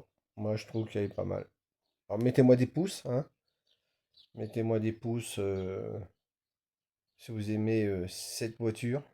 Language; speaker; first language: French; native; French